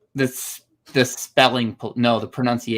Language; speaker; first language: English; native; English